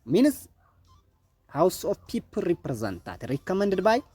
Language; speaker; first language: English; non-native, local second language; Amharic